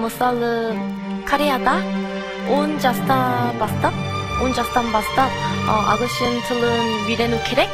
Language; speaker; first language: Kazakh; non-native, learner; Korean